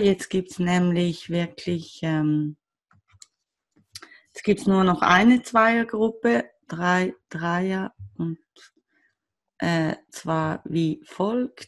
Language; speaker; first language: German; native; German